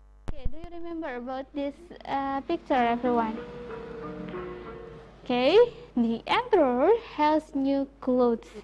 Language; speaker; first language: English; non-native, fluent; Indonesian